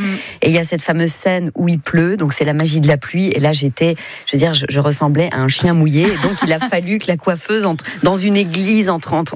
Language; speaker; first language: French; native; French